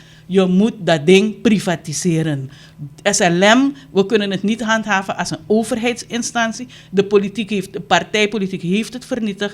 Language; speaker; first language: Dutch; native; Dutch